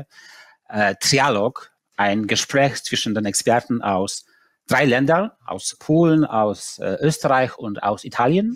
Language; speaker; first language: German; non-native, fluent; Polish